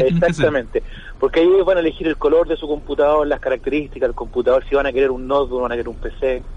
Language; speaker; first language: Spanish; native; Spanish